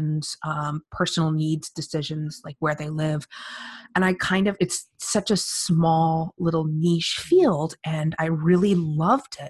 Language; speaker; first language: English; native; English